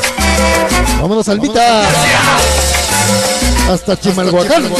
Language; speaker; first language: Spanish; native; Spanish